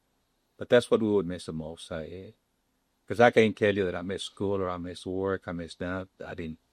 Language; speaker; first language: English; non-native, local second language; Spanish